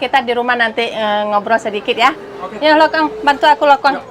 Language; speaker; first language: Indonesian; native; Indonesian